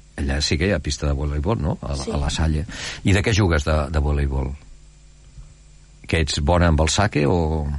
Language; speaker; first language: Catalan; native; Catalan